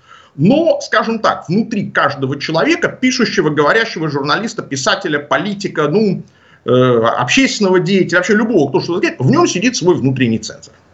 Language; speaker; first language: Russian; native; Russian